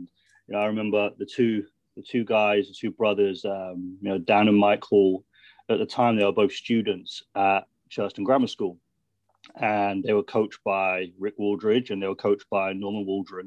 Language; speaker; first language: English; native; English